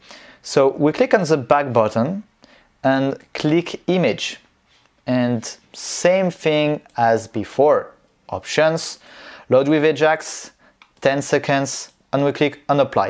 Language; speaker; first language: English; non-native, fluent; French